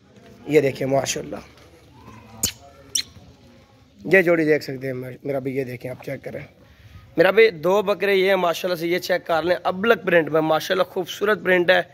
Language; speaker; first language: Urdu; non-native, local second language; Saraiki